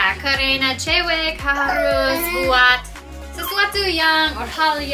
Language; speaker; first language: Indonesian; non-native, learner; English